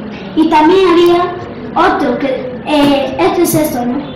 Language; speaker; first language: Spanish; non-native, local second language; Shipibo-Conibo